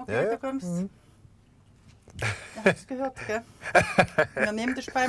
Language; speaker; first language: German; native; German